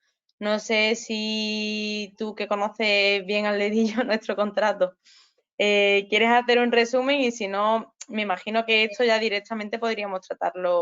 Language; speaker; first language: Spanish; native; Spanish